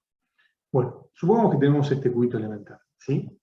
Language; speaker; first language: Spanish; native; Spanish